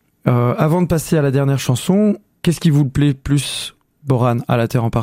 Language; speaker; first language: French; native; French